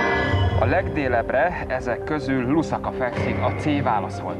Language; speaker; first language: Hungarian; native; Hungarian